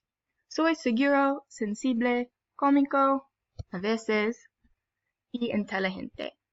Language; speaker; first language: Spanish; non-native, learner; English